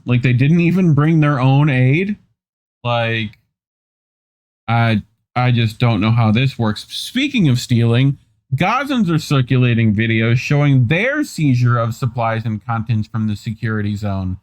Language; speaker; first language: English; native; English